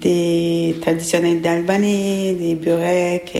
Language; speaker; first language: French; non-native, learner; Albanian